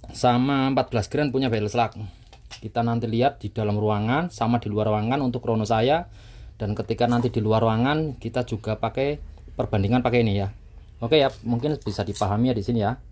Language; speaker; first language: Indonesian; non-native, local second language; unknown